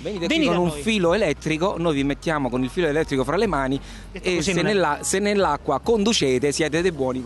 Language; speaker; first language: Italian; native; Italian